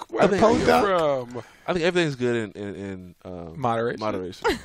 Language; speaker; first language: English; native; English